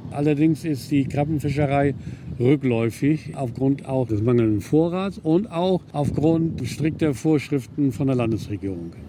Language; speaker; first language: German; native; German